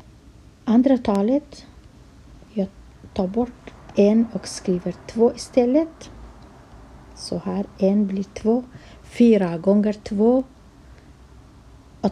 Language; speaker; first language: Swedish; non-native, fluent; Kurdish